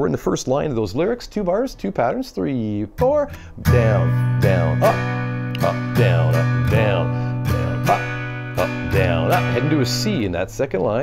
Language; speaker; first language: English; native; English